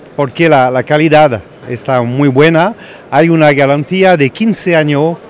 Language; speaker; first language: Spanish; non-native, learner; French